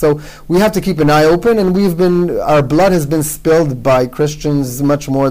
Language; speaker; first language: English; non-native, fluent; Hebrew